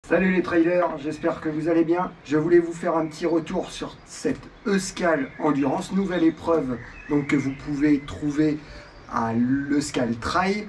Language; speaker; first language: French; native; French